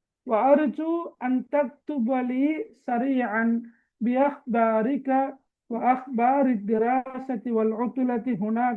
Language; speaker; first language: Arabic; non-native, fluent; Tamil